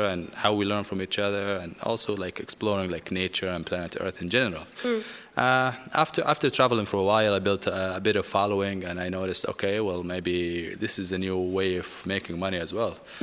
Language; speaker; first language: English; non-native, fluent; Arabic